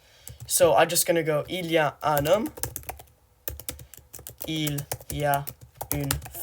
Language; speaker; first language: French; non-native, learner; English